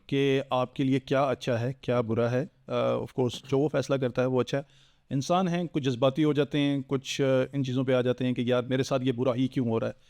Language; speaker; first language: Urdu; native; Urdu